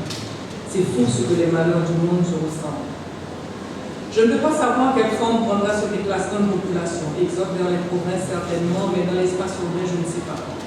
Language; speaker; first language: French; non-native, local second language; Haitian Creole